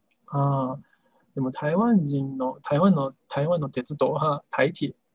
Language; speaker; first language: Japanese; non-native, learner; Chinese